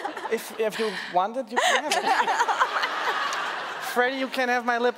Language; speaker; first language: English; non-native, fluent; German